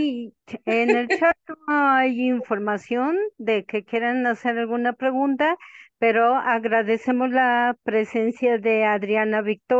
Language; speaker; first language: Spanish; native; Spanish